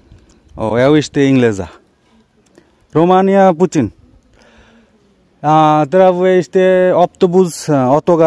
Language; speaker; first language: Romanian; non-native, learner; Bangla